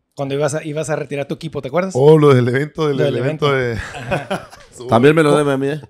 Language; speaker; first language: Spanish; early bilingual, heritage; Spanish